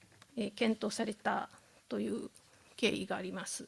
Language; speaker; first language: Japanese; native; Japanese